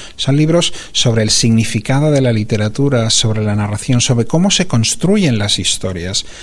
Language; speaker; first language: Spanish; native; Spanish